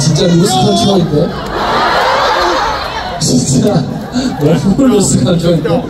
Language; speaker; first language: Korean; non-native, learner; Chinese